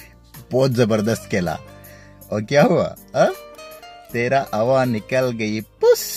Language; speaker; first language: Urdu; non-native, fluent; Pashto